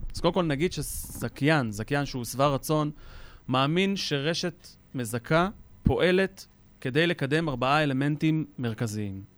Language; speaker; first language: Hebrew; native; Hebrew